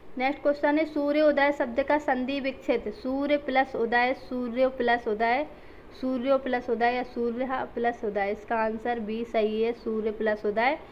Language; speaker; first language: Hindi; native; Hindi